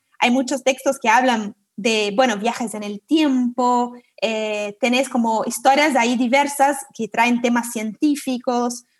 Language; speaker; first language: Spanish; non-native, fluent; Portuguese